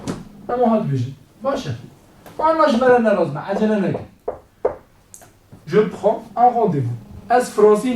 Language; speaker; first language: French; non-native, fluent; Kurdish